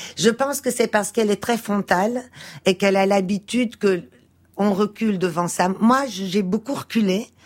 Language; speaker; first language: French; early bilingual, other home language; Portuguese